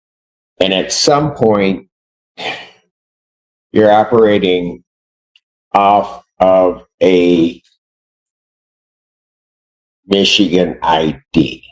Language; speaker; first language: English; native; English